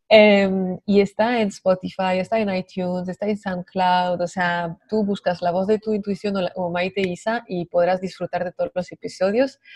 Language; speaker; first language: Spanish; non-native, fluent; French